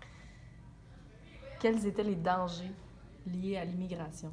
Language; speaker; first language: French; native; French